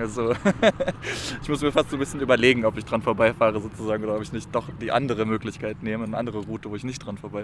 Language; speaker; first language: German; native; German